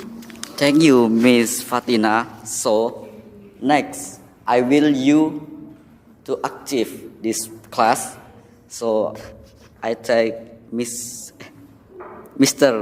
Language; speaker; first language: English; non-native, learner; Indonesian